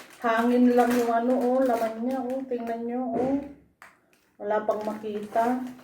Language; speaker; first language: Filipino; non-native, local second language; Cebuano